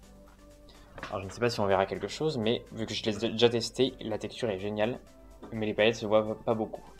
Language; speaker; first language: French; native; French